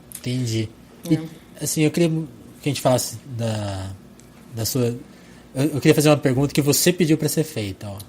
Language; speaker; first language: Portuguese; native; Portuguese